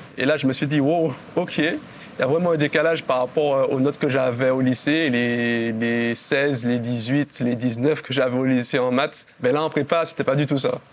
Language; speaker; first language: French; native; French